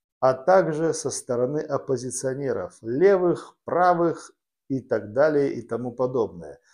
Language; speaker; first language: Russian; native; Russian